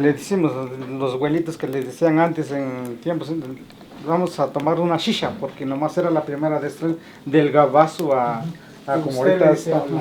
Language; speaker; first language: Spanish; native; Spanish